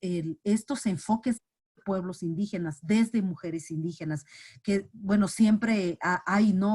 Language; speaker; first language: Spanish; native; Spanish